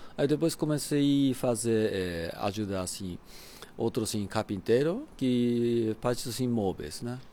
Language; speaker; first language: Portuguese; non-native, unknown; Japanese